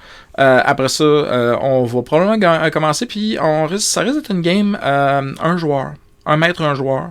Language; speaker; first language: French; native; French